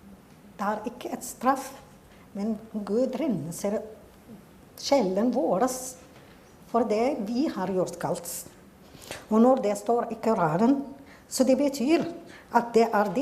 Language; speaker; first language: Norwegian; non-native, fluent; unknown